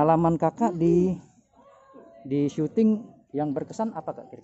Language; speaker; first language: Indonesian; native; Indonesian